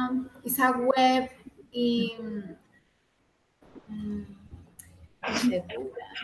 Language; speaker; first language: English; non-native, learner; Spanish